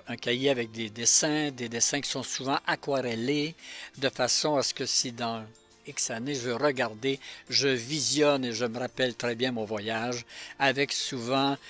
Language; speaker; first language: French; native; French